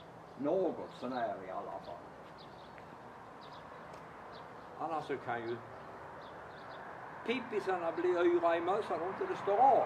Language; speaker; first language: Swedish; native; Swedish